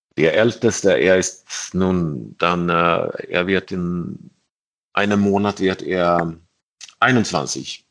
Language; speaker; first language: German; non-native, fluent; Swedish